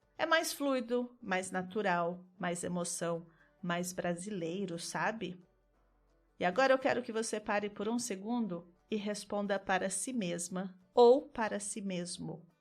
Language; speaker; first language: Portuguese; native; Portuguese